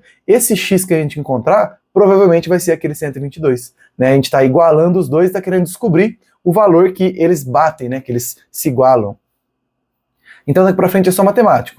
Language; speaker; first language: Portuguese; native; Portuguese